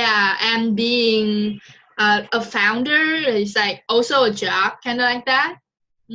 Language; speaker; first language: English; non-native, fluent; Vietnamese